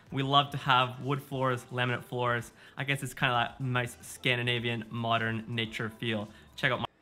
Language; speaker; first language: English; native; English